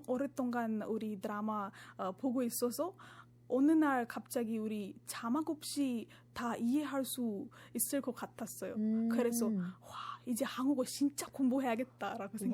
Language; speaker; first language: Korean; non-native, fluent; Marathi